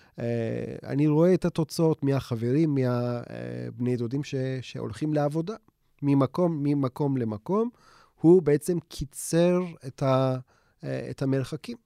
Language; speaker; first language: Hebrew; non-native, fluent; Turkish